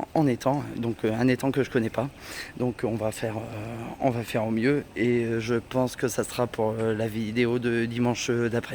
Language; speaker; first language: French; native; French